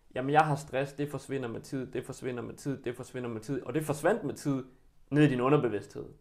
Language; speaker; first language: Danish; early bilingual, other home language; Bosnian